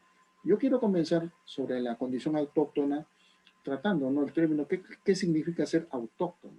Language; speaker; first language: Spanish; native; Spanish